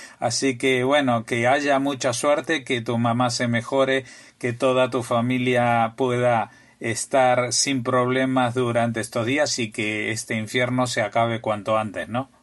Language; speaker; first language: Spanish; native; Spanish